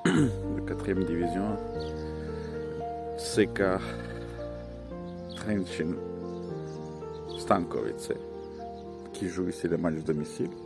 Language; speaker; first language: French; non-native, fluent; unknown